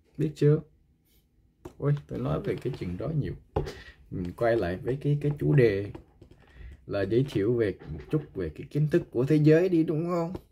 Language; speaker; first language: Vietnamese; non-native, local second language; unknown